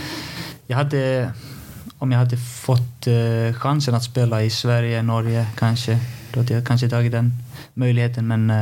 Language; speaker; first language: Swedish; non-native, fluent; Icelandic